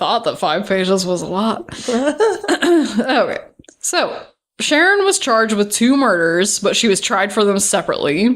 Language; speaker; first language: English; native; English